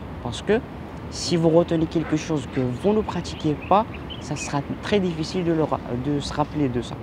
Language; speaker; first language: French; non-native, local second language; Arabic